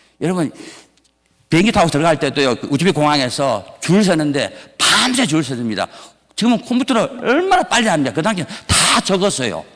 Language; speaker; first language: Korean; native; Korean